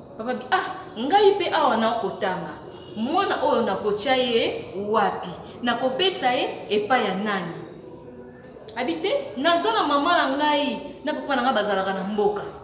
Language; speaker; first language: Lingala; non-native, local second language; Kongo